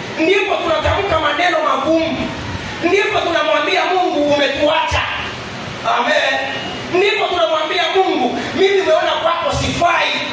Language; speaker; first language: Swahili; non-native, local second language; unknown